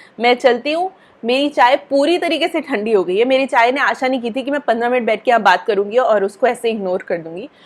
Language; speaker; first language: Hindi; native; Hindi